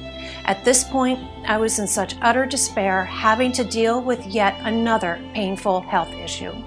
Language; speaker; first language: English; native; English